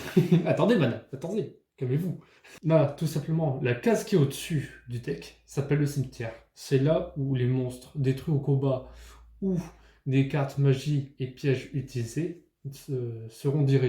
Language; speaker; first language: French; native; French